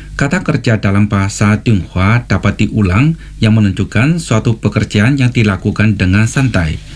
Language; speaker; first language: Malay; non-native, fluent; Chinese